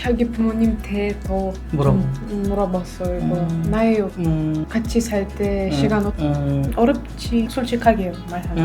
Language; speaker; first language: Korean; non-native, learner; Russian